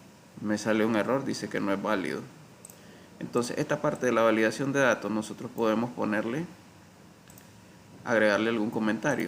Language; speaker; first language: Spanish; native; Spanish